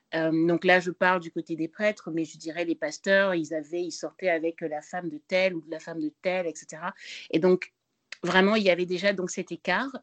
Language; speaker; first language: French; native; French